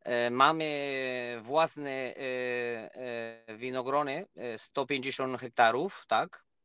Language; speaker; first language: Polish; non-native, learner; Spanish